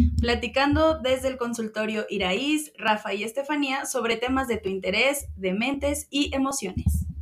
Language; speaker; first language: Spanish; native; Spanish